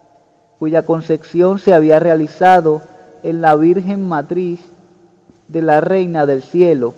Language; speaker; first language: Spanish; native; Spanish